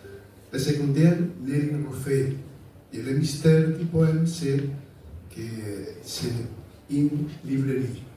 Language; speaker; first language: French; non-native, fluent; Spanish